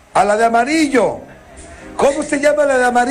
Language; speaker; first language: Spanish; native; Spanish